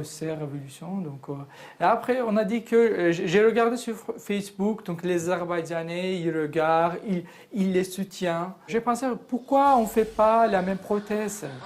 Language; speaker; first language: French; non-native, fluent; Azerbaijani